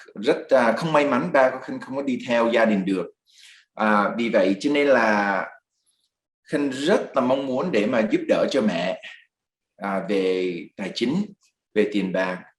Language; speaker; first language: Vietnamese; early bilingual, other home language; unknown